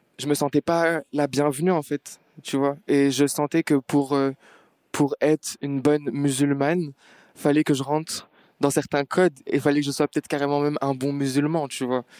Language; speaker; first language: French; non-native, local second language; Arabic